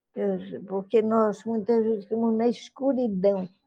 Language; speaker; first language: Portuguese; native; Portuguese